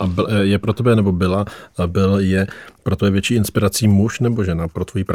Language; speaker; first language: Czech; native; Czech